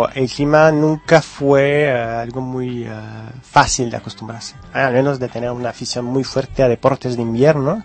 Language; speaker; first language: Spanish; early bilingual, heritage; Spanish